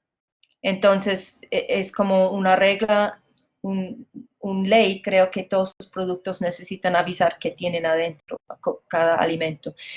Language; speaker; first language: Spanish; non-native, fluent; English